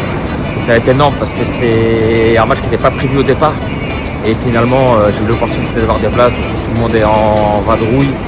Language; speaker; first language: French; native; French